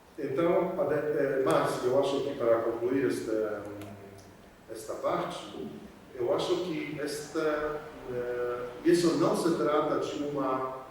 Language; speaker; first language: Portuguese; non-native, fluent; Polish